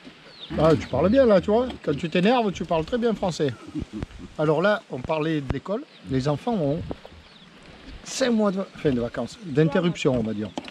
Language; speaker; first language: French; native; French